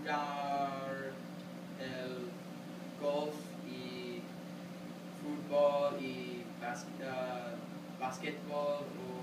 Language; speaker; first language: Spanish; non-native, learner; English